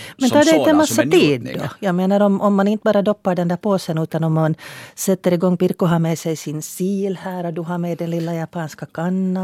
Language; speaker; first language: Swedish; native; Swedish